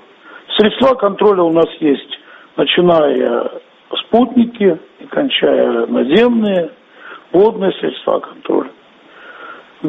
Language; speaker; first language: Russian; native; Russian